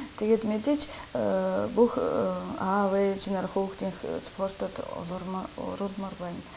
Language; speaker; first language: Mongolian; non-native, fluent; Russian